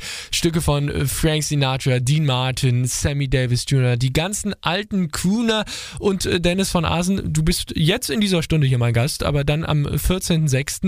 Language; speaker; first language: German; native; German